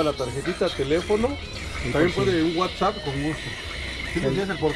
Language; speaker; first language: Spanish; native; Spanish